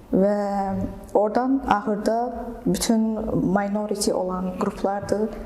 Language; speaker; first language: Azerbaijani; early bilingual, heritage; Azerbaijani